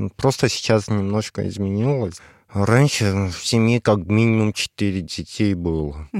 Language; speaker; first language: Russian; non-native, fluent; Armenian